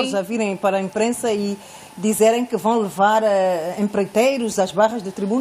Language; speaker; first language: Portuguese; native; Portuguese